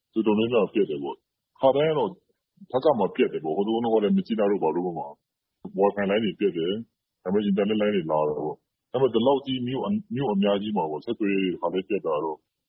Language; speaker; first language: Burmese; non-native, local second language; Kachin